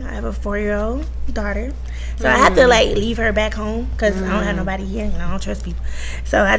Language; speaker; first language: English; native; English